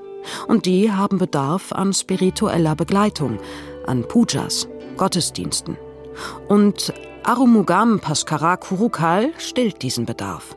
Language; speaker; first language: German; native; German